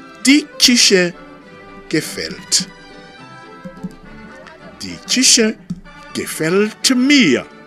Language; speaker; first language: German; non-native, fluent; Rundi